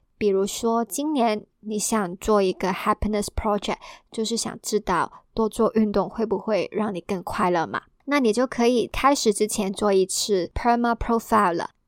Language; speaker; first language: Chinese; non-native, local second language; Cantonese